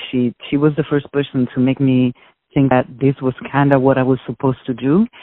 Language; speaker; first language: English; non-native, fluent; Italian